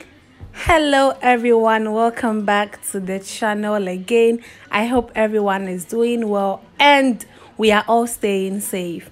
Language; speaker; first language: English; non-native, local second language; Akan